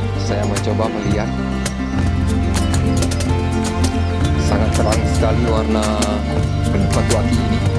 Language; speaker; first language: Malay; non-native, local second language; Achinese